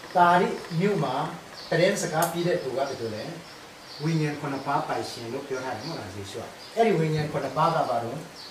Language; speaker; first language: Burmese; non-native, local second language; Tedim Chin